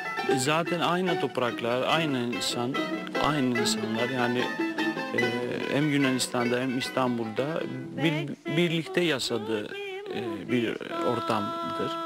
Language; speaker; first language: Turkish; non-native, fluent; Greek